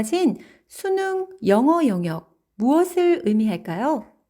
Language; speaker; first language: Korean; native; Korean